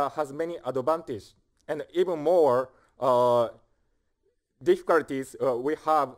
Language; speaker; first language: English; non-native, fluent; Japanese